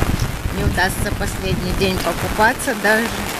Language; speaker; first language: Russian; native; Russian